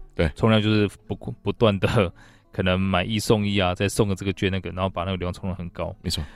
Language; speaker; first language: Chinese; non-native, local second language; English